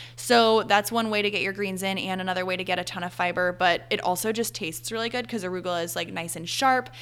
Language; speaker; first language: English; native; English